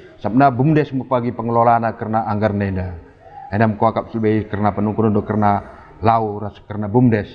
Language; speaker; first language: Indonesian; non-native, local second language; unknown